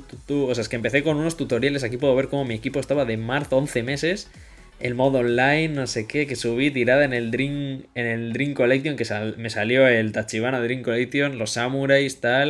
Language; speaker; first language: Spanish; native; Spanish